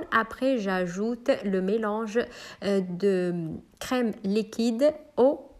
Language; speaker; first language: French; non-native, local second language; Arabic